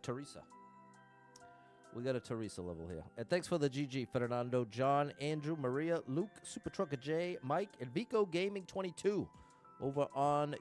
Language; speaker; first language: English; native; English